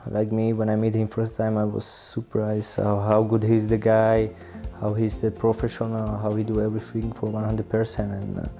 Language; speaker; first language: English; non-native, learner; Slovak